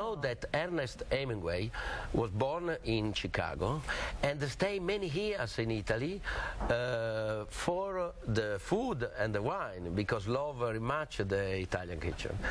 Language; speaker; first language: English; non-native, learner; Italian